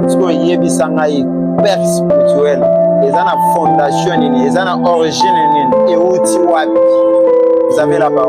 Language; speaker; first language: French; non-native, local second language; Lingala